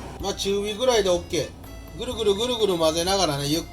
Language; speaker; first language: Japanese; native; Japanese